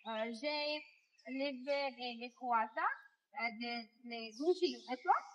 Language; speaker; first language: French; non-native, learner; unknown